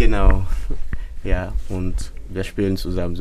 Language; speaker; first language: German; non-native, fluent; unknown